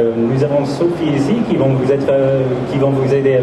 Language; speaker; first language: French; non-native, learner; English